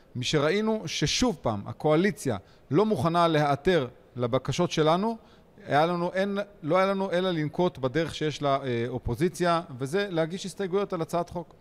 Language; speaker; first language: Hebrew; native; Hebrew